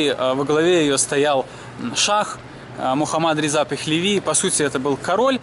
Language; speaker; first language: Russian; native; Russian